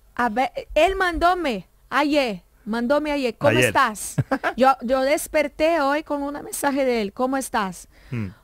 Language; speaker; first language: Spanish; non-native, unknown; Portuguese